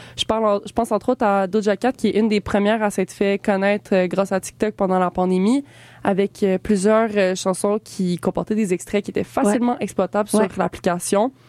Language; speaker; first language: French; native; French